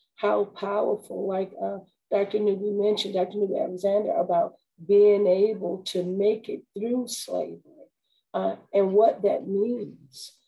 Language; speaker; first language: English; native; English